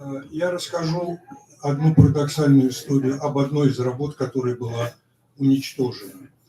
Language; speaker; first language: Russian; native; Russian